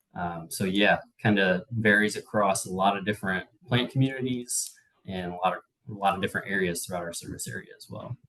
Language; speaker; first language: English; native; English